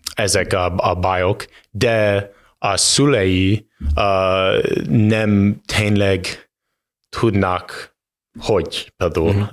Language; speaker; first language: Hungarian; non-native, fluent; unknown